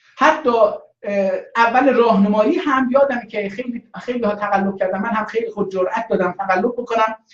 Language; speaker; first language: Persian; non-native, local second language; Azerbaijani